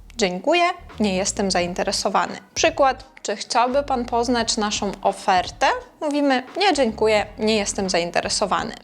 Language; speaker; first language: Polish; non-native, fluent; Ukrainian